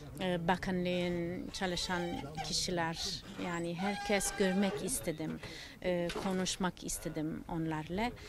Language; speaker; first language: Turkish; non-native, learner; Italian